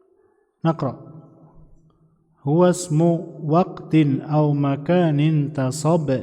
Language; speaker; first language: Arabic; non-native, fluent; Indonesian